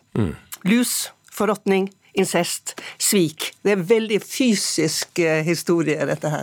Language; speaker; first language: Norwegian; native; Norwegian